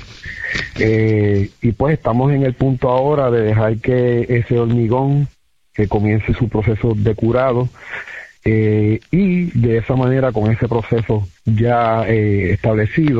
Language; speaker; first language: Spanish; native; Spanish